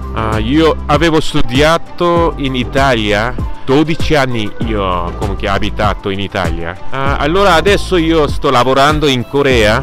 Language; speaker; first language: Italian; non-native, fluent; Korean